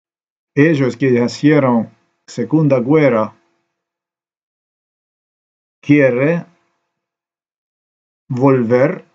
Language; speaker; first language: Spanish; non-native, learner; Slovenian